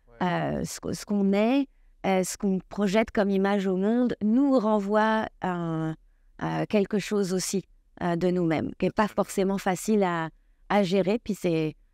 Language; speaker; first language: French; native; French